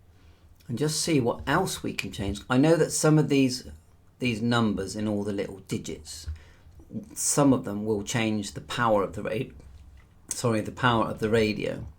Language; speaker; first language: English; native; English